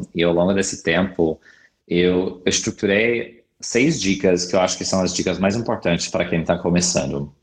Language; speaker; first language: Portuguese; non-native, fluent; English